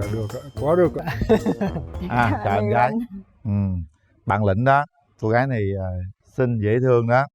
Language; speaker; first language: Vietnamese; native; Vietnamese